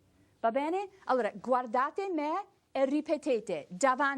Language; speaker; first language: Italian; non-native, fluent; English